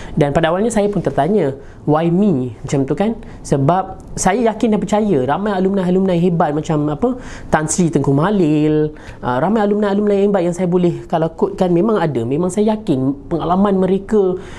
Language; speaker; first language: Malay; non-native, local second language; Tamil